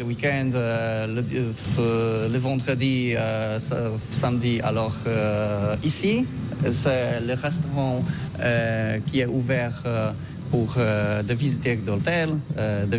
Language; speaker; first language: French; non-native, fluent; Polish